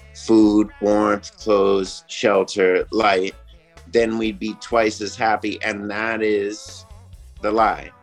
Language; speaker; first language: English; native; English